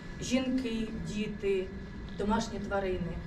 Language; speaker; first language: Ukrainian; non-native, local second language; Russian